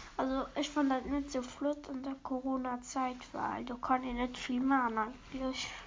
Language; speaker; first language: German; non-native, local second language; Luxembourgish